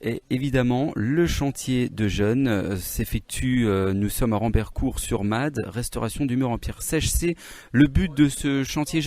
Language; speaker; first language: French; native; French